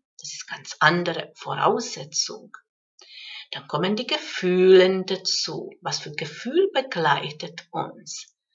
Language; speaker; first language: German; non-native, fluent; Hungarian